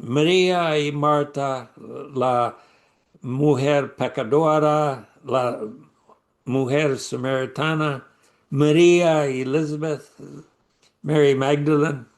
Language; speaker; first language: Spanish; non-native, learner; English